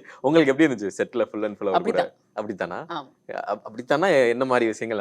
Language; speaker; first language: Tamil; native; Tamil